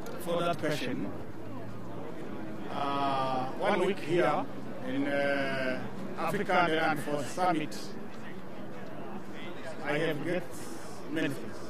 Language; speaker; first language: English; non-native, learner; Rundi